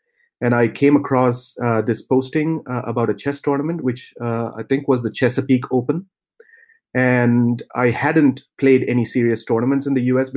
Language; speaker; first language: English; non-native, local second language; Malayalam